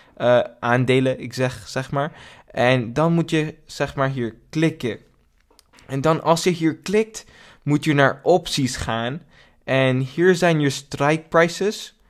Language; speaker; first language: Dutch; non-native, learner; English